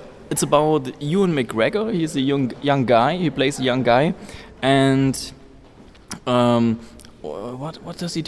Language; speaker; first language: English; non-native, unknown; German